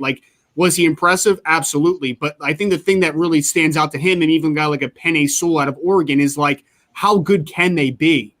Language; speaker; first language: English; native; English